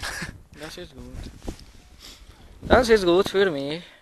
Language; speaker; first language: German; non-native, learner; Hungarian